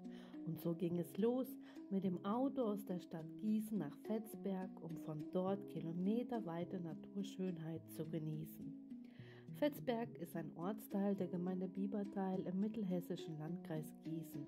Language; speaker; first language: German; native; German